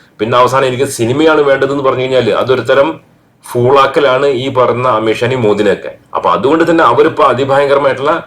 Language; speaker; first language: Malayalam; native; Malayalam